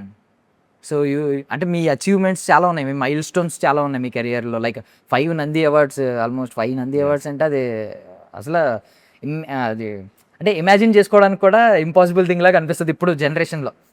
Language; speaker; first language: Telugu; native; Telugu